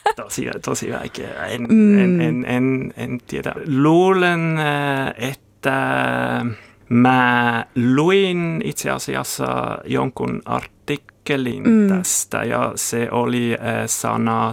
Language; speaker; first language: Finnish; non-native, learner; German